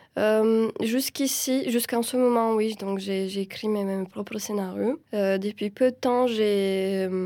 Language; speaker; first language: French; non-native, fluent; Romanian